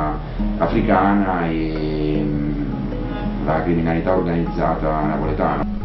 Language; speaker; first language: Italian; native; Italian